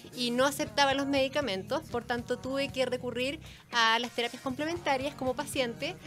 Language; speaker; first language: Spanish; native; Spanish